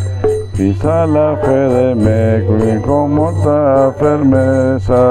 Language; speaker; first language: Italian; non-native, learner; Spanish